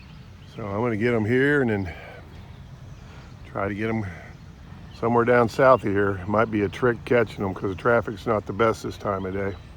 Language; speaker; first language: English; native; English